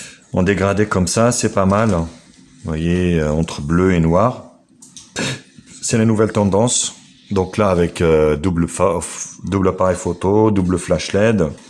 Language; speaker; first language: French; native; French